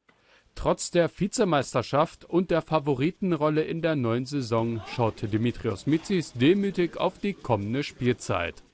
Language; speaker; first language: German; native; German